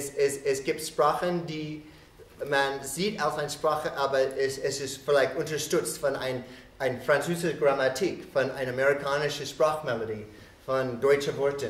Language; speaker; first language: German; non-native, fluent; English